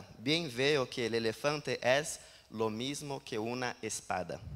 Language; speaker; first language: Spanish; non-native, learner; Portuguese